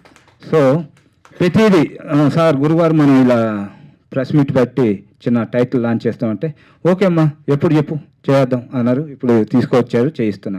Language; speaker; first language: Telugu; native; Telugu